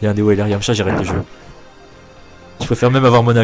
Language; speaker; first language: French; native; French